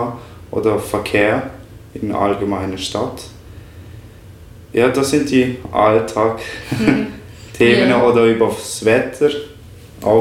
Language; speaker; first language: German; non-native, fluent; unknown